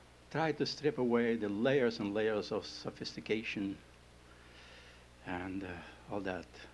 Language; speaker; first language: English; non-native, fluent; Lithuanian